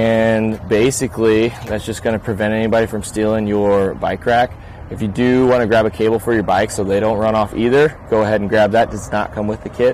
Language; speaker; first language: English; native; English